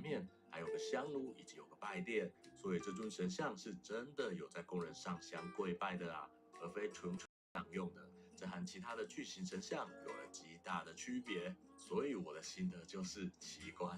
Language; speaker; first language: Chinese; native; Chinese